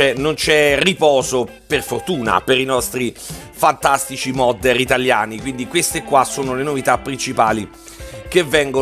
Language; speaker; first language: Italian; native; Italian